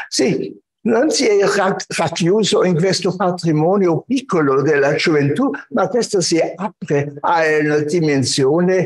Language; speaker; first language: Italian; non-native, fluent; German